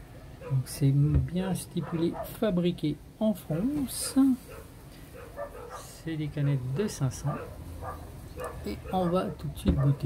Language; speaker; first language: French; native; French